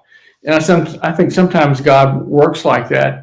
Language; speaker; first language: English; native; English